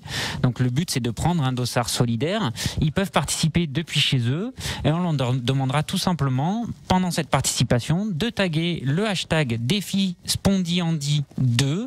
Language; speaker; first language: French; native; French